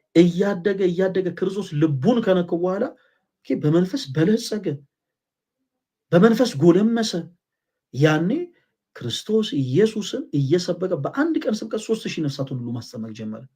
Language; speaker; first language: Amharic; native; Amharic